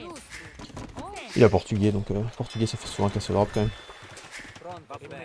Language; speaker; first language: French; native; French